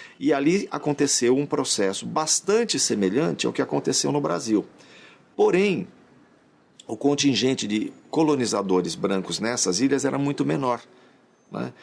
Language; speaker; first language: Portuguese; native; Portuguese